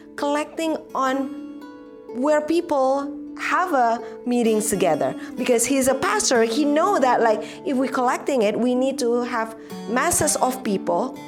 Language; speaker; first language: English; non-native, fluent; Indonesian